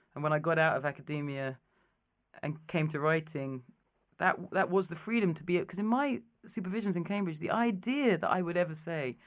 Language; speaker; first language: English; native; English